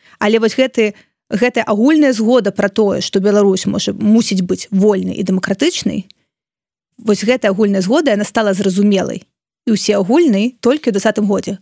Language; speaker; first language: Belarusian; non-native, local second language; Russian